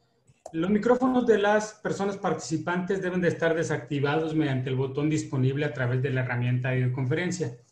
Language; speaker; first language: Spanish; native; Spanish